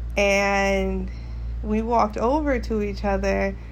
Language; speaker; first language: English; native; English